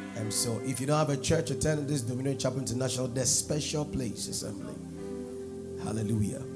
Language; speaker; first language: English; non-native, local second language; Akan